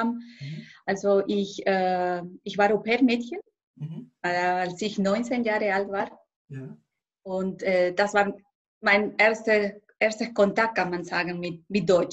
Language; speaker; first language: German; non-native, fluent; Spanish